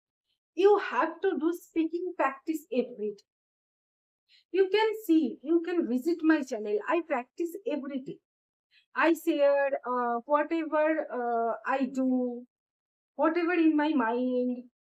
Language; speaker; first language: English; non-native, learner; Bangla